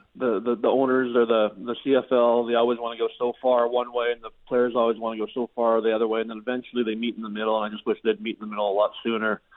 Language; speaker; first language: English; native; English